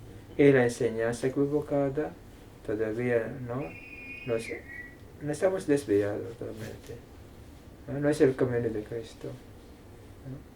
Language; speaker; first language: Spanish; non-native, fluent; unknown